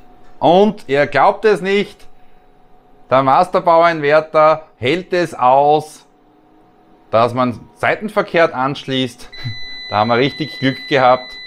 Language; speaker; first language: German; native; German